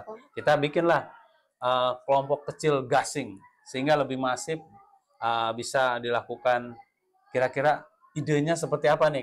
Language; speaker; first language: Indonesian; native; Indonesian